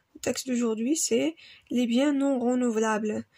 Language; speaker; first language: French; non-native, local second language; Arabic